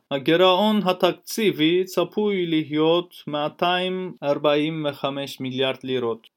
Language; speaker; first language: Hebrew; non-native, fluent; Turkish